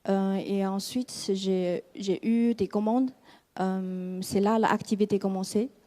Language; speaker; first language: French; non-native, fluent; Chinese